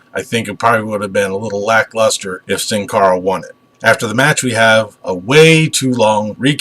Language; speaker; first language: English; native; English